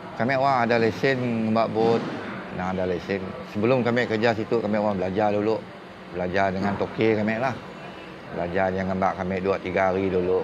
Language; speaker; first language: Malay; native; Malay